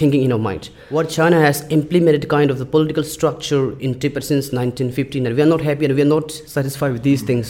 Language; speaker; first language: English; non-native, learner; Tibetan